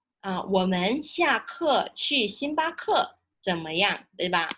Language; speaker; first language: Chinese; non-native, fluent; Indonesian